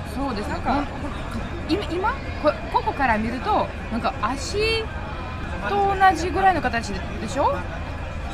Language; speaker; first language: Japanese; non-native, learner; Lithuanian